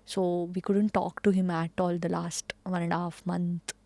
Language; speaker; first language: English; non-native, local second language; Kannada